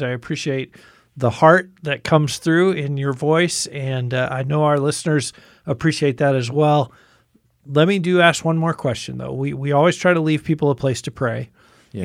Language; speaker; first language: English; native; English